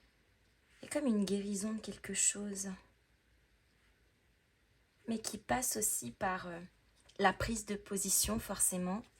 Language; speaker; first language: French; native; French